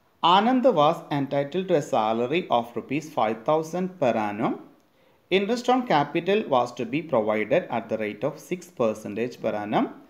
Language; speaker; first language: English; non-native, local second language; Malayalam